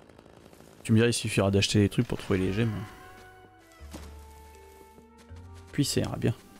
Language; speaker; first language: French; native; French